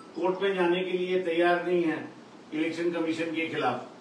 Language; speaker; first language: Hindi; non-native, local second language; Marathi